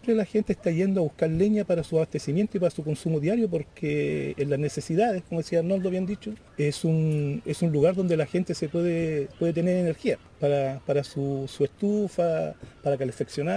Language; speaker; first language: Spanish; native; Spanish